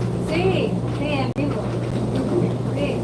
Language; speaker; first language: Spanish; non-native, learner; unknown